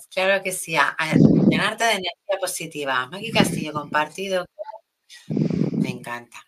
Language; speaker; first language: Spanish; native; Spanish